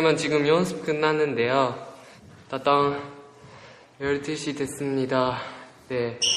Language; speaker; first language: Korean; non-native, fluent; Japanese